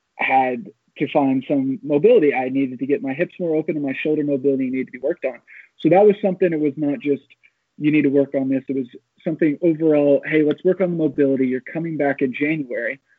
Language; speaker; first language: English; native; English